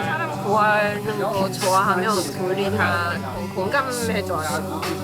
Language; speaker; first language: Korean; non-native, learner; Chinese